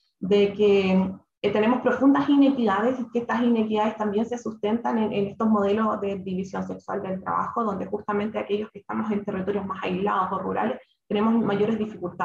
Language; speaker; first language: Spanish; native; Spanish